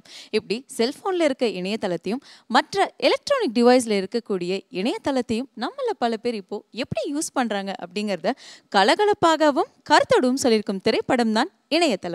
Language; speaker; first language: Tamil; native; Tamil